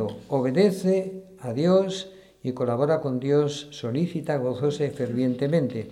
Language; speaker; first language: Spanish; native; Spanish